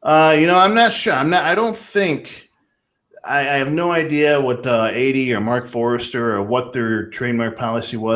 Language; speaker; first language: English; native; English